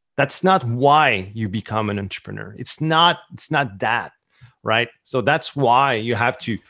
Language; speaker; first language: English; non-native, fluent; French